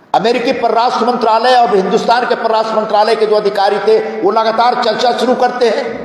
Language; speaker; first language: Hindi; native; Hindi